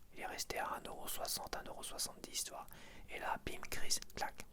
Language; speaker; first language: French; native; French